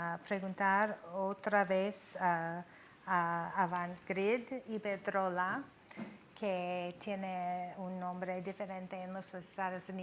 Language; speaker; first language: Spanish; non-native, fluent; English